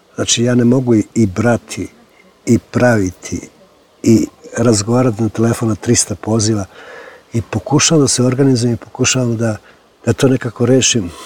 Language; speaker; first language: Serbian; native; Serbian